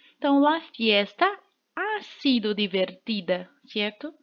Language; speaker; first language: Spanish; non-native, fluent; Portuguese